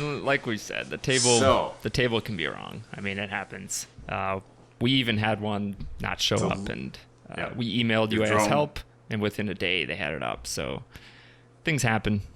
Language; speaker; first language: English; native; English